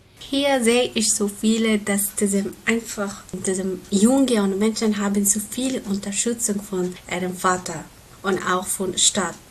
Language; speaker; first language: German; non-native, learner; Persian